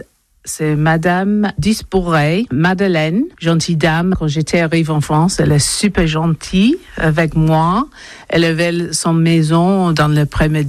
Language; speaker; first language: French; non-native, learner; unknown